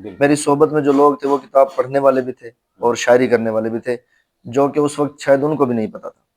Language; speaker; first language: Urdu; non-native, local second language; Haryanvi